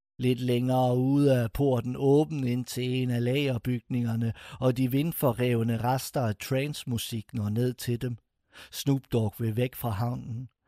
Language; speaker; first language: Danish; native; Danish